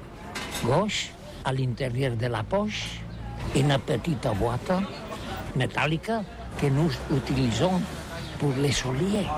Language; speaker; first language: French; non-native, learner; Catalan